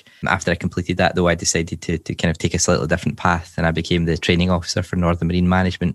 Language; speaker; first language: English; native; English